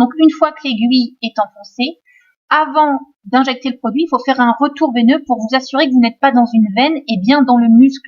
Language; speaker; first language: French; native; French